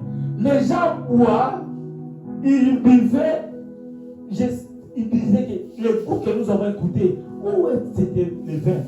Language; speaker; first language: French; non-native, local second language; Lingala